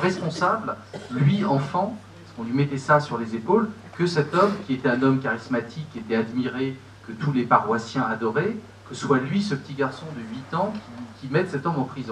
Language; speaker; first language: French; native; French